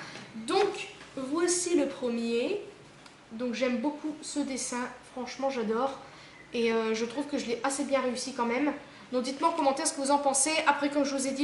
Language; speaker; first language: French; native; French